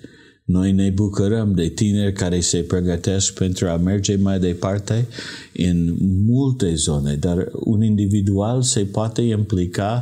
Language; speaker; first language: Romanian; non-native, learner; English